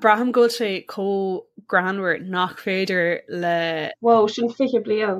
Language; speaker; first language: Irish; non-native, local second language; English